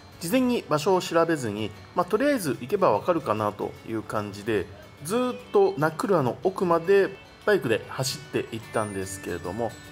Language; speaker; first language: Japanese; native; Japanese